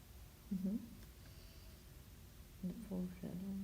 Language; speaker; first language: English; non-native, learner; Russian